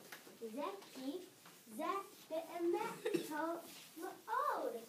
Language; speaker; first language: Hebrew; non-native, learner; English